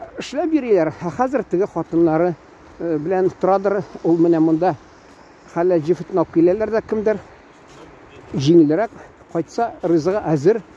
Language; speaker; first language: Tatar; native; Tatar